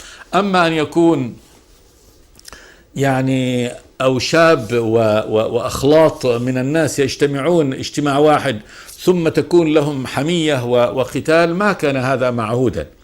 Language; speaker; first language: Arabic; native; Arabic